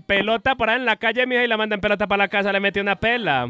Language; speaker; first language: Spanish; native; Spanish